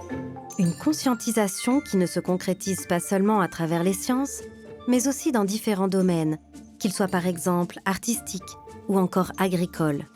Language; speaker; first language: French; native; French